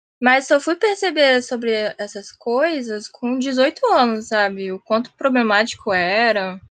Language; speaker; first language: Portuguese; early bilingual, heritage; Japanese